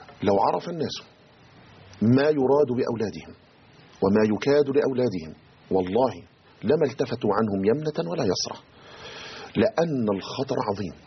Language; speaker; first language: Arabic; native; Arabic